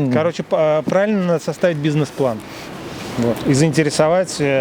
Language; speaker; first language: Russian; native; Russian